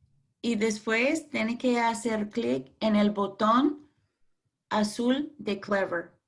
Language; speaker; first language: Spanish; non-native, fluent; English